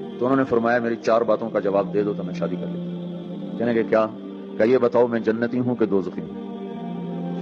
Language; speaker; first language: Urdu; non-native, local second language; Punjabi